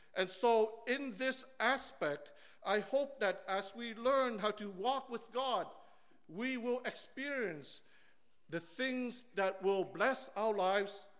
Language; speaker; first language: English; early bilingual, other home language; Vietnamese